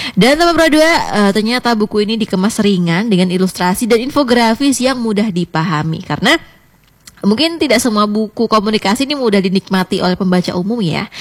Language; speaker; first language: Indonesian; native; Indonesian